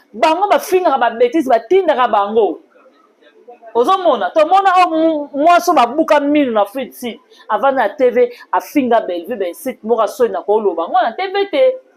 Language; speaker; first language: Lingala; native; Lingala